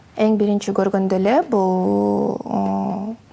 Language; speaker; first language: Russian; non-native, local second language; Kyrgyz